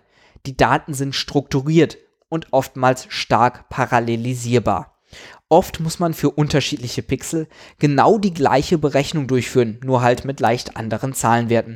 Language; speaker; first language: German; native; German